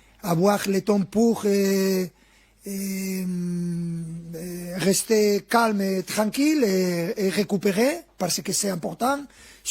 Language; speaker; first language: French; non-native, fluent; Spanish